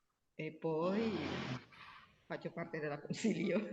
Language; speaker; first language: Italian; non-native, learner; Indonesian